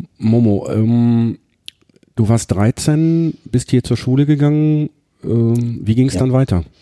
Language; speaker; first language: German; native; German